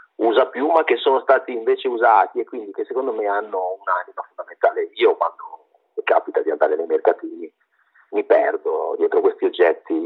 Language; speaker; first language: Italian; native; Italian